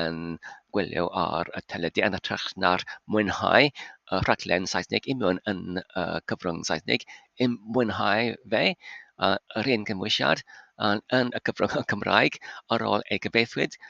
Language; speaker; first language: Welsh; non-native, fluent; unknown